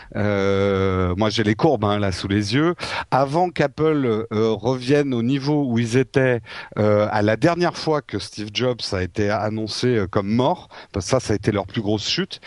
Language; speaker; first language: French; native; French